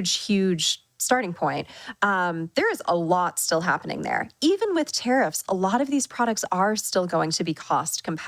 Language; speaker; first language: English; native; English